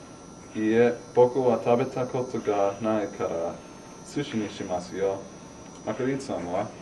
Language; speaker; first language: Japanese; non-native, learner; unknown